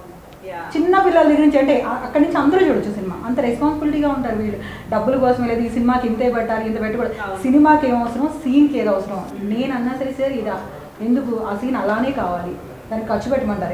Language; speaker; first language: Telugu; native; Telugu